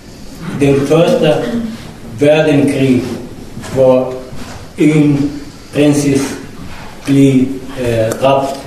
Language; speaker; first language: Danish; non-native, learner; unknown